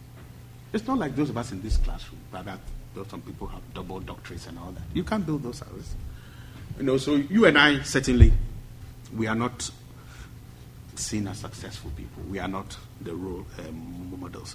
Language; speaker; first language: English; non-native, local second language; Akan